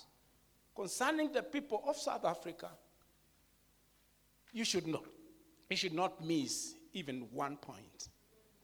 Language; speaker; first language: English; non-native, local second language; Kikuyu